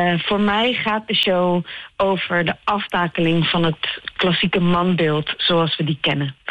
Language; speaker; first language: Dutch; native; Dutch